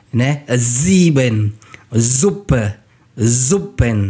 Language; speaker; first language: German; non-native, fluent; Khmer